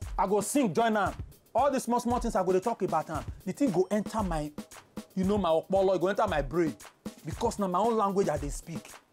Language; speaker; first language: Nigerian Pidgin; non-native, local second language; Igbo